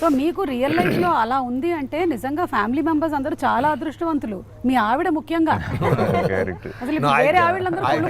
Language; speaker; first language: Telugu; native; Telugu